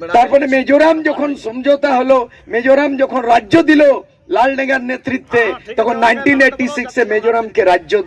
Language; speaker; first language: Bangla; non-native, local second language; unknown